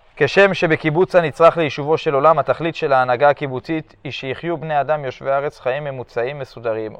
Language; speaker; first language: Hebrew; early bilingual, other home language; French